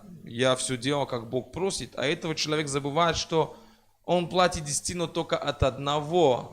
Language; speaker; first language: Russian; non-native, fluent; French